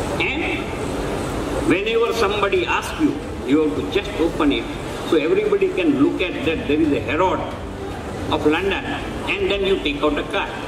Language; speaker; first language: English; non-native, local second language; Gujarati